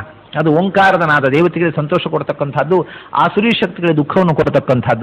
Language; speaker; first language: Kannada; native; Kannada